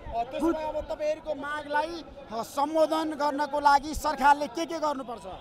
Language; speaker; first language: Nepali; native; Nepali